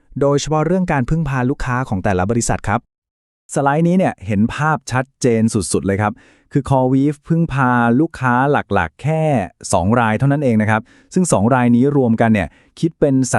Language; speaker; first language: Thai; native; Thai